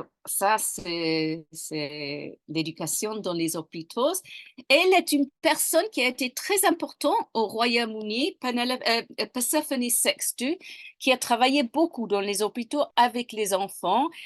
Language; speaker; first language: French; non-native, fluent; English